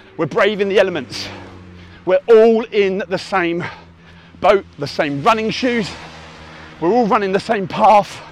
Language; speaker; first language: English; native; English